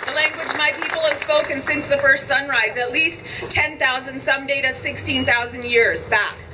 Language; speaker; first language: English; native; English